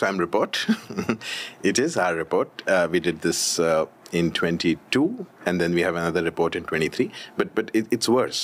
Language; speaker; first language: English; non-native, local second language; Hindi